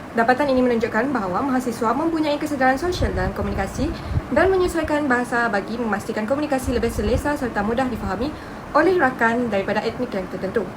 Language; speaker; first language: Malay; native; Malay